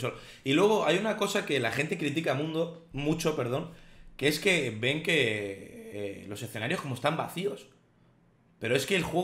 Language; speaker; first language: Spanish; native; Spanish